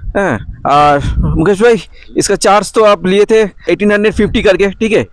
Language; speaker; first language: Hindi; non-native, local second language; Bangla